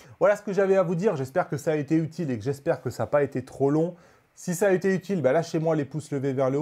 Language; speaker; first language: French; native; French